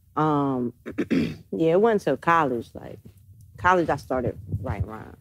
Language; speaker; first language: English; native; English